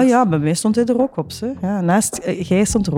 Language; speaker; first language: Dutch; native; Dutch